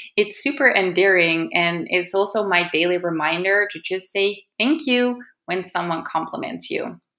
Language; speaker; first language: English; non-native, fluent; Dutch